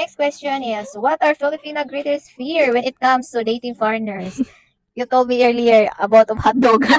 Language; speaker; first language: English; non-native, local second language; Cebuano